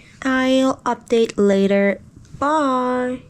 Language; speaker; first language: English; non-native, learner; Korean